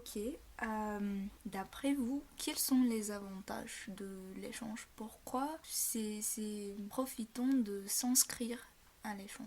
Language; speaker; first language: French; non-native, fluent; Bulgarian